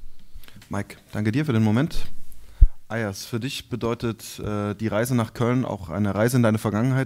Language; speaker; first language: German; native; German